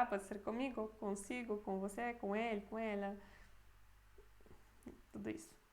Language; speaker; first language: Portuguese; non-native, fluent; Polish